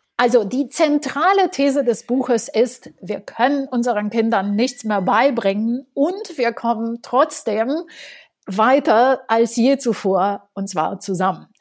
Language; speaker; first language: German; non-native, fluent; Romanian